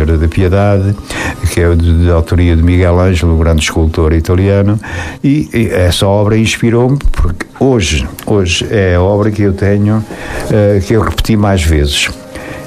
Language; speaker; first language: Portuguese; native; Portuguese